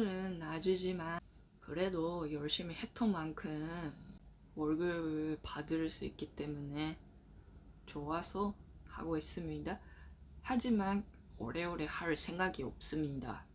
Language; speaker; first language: Korean; non-native, learner; Japanese